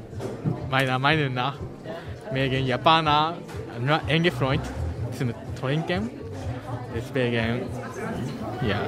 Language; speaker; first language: German; non-native, learner; Japanese